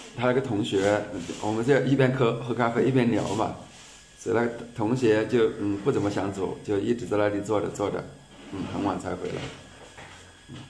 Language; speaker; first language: Chinese; native; Chinese